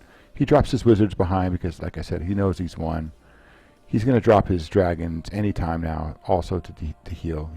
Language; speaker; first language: English; native; English